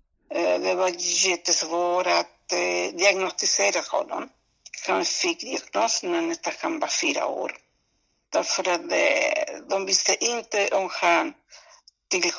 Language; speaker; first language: Swedish; non-native, fluent; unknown